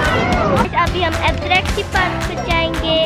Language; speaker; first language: Hindi; early bilingual, heritage; Hindi